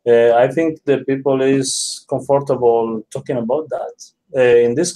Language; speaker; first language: English; non-native, learner; Spanish